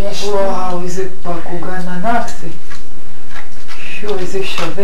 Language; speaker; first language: Hebrew; native; Hebrew